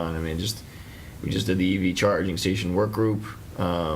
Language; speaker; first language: English; native; English